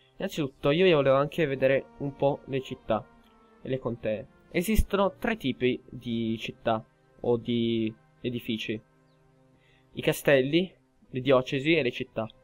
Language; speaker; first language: Italian; early bilingual, heritage; Italian